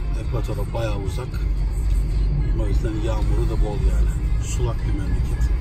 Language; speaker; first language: Turkish; early bilingual, heritage; Turkish